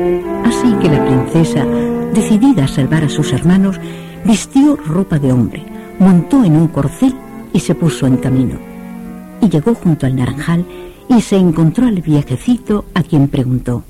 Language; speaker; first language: Spanish; native; Spanish